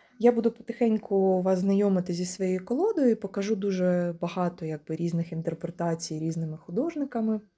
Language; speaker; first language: Ukrainian; non-native, local second language; Russian